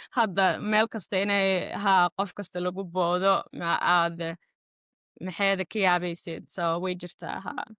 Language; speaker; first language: Somali; early bilingual, heritage; Somali